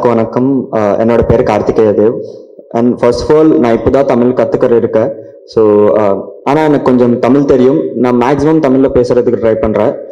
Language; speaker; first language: Tamil; non-native, learner; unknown